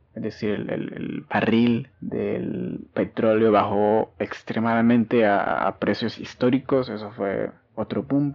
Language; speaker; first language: Spanish; native; Spanish